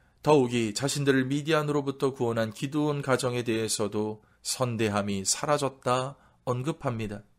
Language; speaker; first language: Korean; native; Korean